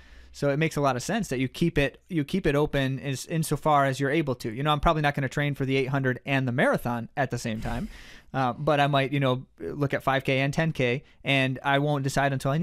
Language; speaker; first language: English; native; English